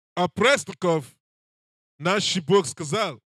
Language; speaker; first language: Russian; non-native, learner; English